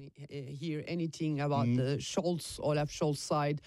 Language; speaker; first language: English; non-native, fluent; Turkish